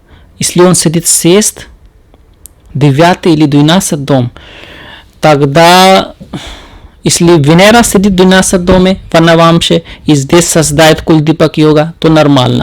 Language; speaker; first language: Russian; non-native, learner; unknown